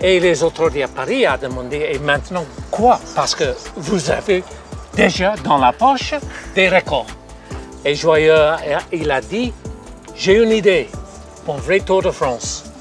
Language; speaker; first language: French; non-native, fluent; English